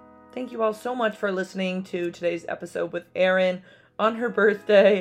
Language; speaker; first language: English; native; English